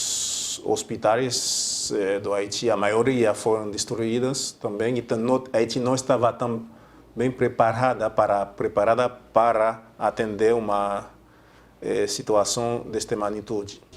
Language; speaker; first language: Portuguese; non-native, fluent; Haitian Creole